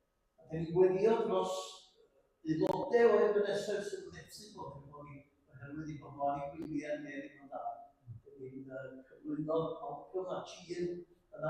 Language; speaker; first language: Welsh; native; Welsh